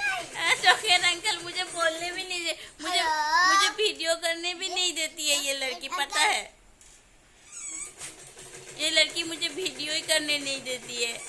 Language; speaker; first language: Hindi; non-native, local second language; Assamese